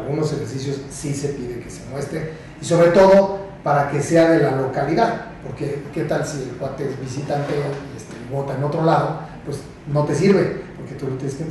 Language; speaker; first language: Spanish; native; Spanish